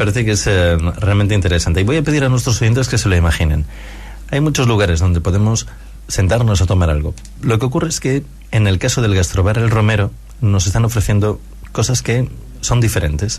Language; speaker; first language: Spanish; native; Spanish